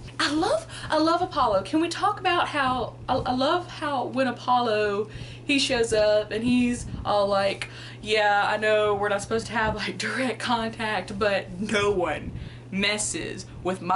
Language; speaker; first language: English; native; English